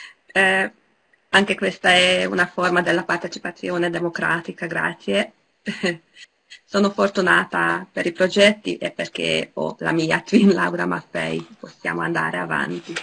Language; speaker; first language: Italian; non-native, fluent; Hungarian